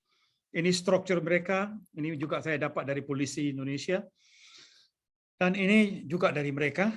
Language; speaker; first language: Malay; non-native, local second language; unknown